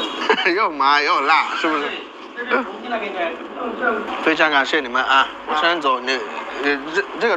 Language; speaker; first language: Chinese; non-native, fluent; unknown